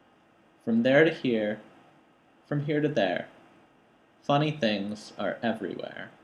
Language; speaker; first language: English; native; English